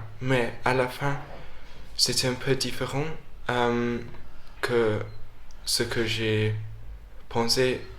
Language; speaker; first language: French; non-native, fluent; English